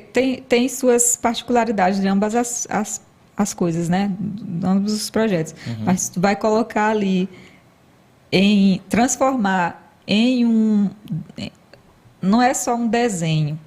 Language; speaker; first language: Portuguese; native; Portuguese